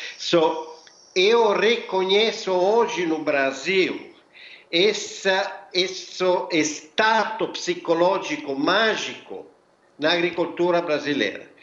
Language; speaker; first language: Portuguese; non-native, fluent; Italian